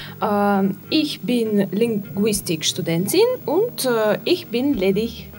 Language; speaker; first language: German; non-native, learner; Russian